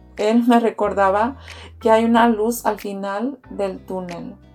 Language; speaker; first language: Spanish; early bilingual, heritage; Spanish